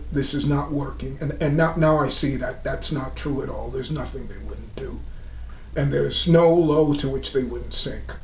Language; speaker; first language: English; native; English